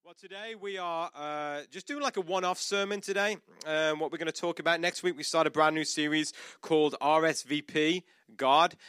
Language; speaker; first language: English; native; English